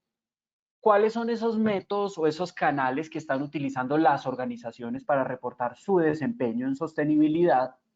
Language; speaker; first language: Spanish; native; Spanish